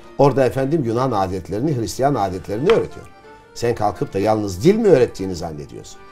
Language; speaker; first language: Turkish; native; Turkish